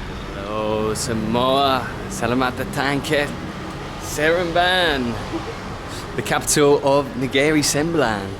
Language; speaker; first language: Indonesian; non-native, learner; English